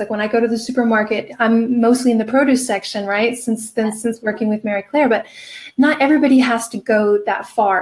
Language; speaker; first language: English; native; English